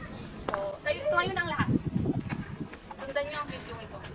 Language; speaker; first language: Filipino; native; Filipino